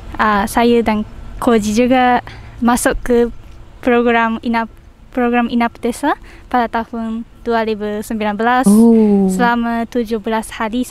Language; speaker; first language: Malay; non-native, fluent; Japanese